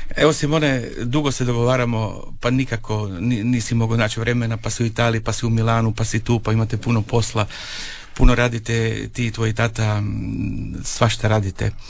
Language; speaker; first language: Croatian; native; Croatian